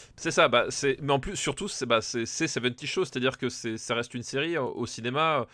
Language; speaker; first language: French; native; French